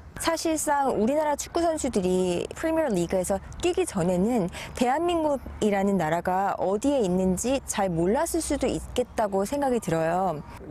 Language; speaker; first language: Korean; native; Korean